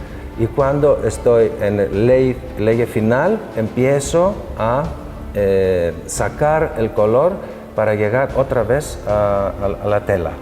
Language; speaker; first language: Spanish; non-native, fluent; Greek